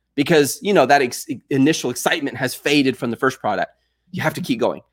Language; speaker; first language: English; native; English